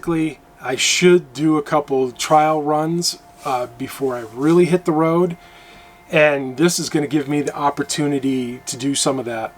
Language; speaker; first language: English; native; English